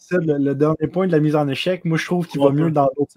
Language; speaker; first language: French; native; French